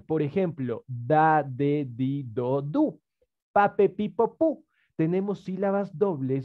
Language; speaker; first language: Spanish; native; Spanish